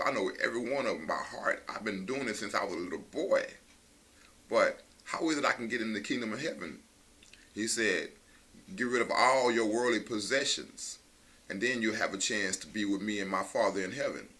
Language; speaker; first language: English; native; English